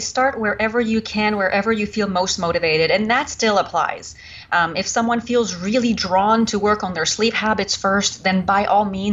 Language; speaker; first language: English; non-native, fluent; French